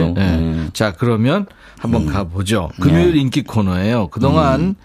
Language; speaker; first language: Korean; native; Korean